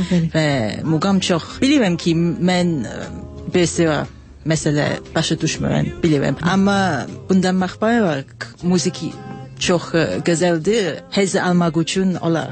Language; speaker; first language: Azerbaijani; non-native, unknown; English